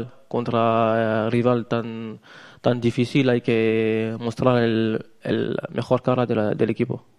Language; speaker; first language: Spanish; non-native, learner; French